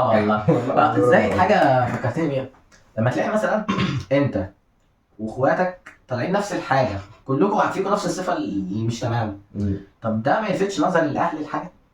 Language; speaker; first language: Arabic; native; Arabic